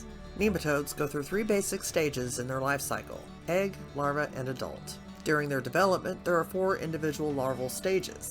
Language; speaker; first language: English; native; English